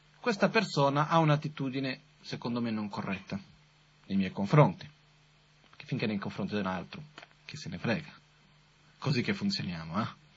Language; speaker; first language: Italian; non-native, fluent; Portuguese